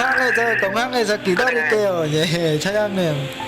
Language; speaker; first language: Korean; non-native, learner; Vietnamese